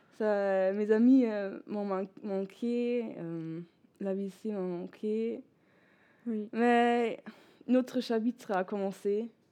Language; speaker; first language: French; non-native, fluent; German